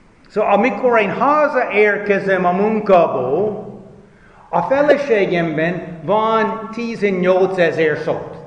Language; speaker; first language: Hungarian; non-native, fluent; English